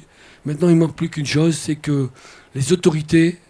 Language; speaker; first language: French; native; French